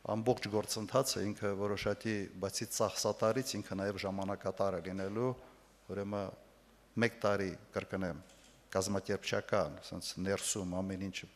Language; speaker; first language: Armenian; native; Armenian